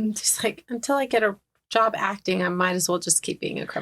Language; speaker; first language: English; native; English